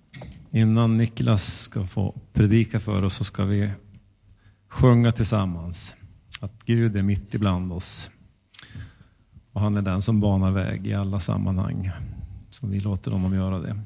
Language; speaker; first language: Swedish; native; Swedish